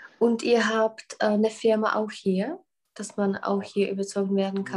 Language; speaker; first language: German; non-native, fluent; Czech